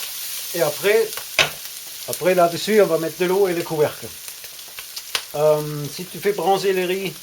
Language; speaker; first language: French; non-native, fluent; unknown